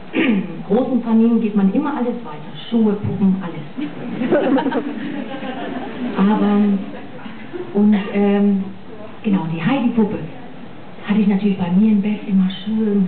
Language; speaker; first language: German; non-native, fluent; English